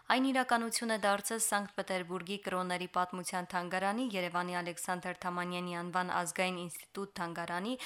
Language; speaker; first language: Armenian; native; Armenian